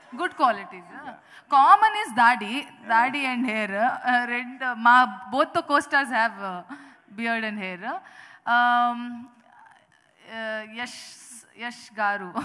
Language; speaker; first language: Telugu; non-native, learner; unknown